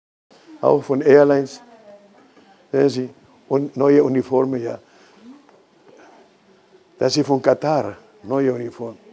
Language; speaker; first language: German; non-native, fluent; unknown